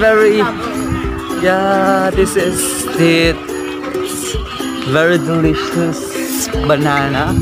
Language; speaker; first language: English; non-native, learner; Filipino